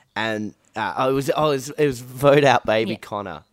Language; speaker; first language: English; native; English